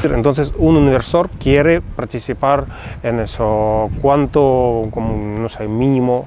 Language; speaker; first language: Spanish; non-native, fluent; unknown